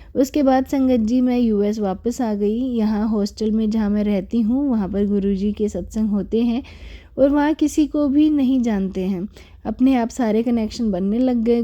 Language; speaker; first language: Hindi; native; Hindi